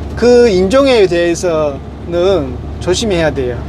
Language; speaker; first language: Korean; native; Korean